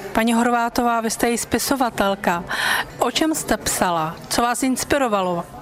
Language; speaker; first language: Czech; native; Czech